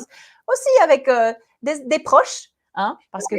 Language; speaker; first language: French; native; French